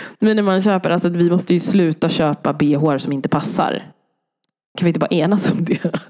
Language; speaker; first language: Swedish; early bilingual, other home language; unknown